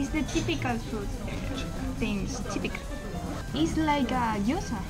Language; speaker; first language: English; non-native, learner; Spanish